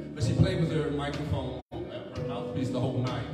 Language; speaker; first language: English; native; English